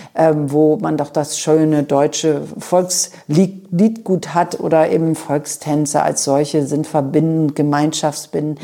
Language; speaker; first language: German; native; German